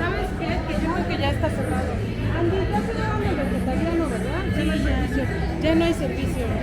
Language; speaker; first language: Spanish; native; Spanish